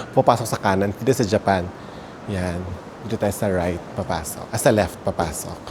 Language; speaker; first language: Filipino; native; Filipino